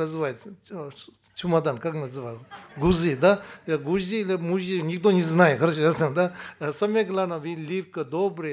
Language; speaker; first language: Russian; non-native, learner; Tibetan